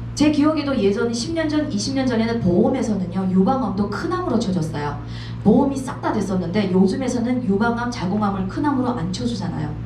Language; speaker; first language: Korean; native; Korean